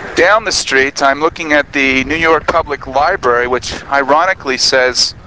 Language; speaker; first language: English; native; English